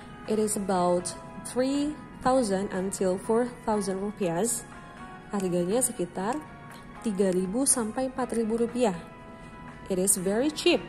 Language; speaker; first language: English; non-native, fluent; Indonesian